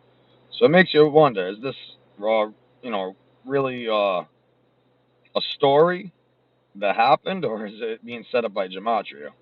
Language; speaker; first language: English; native; English